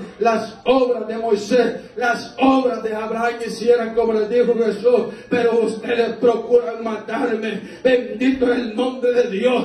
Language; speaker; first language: Spanish; native; Spanish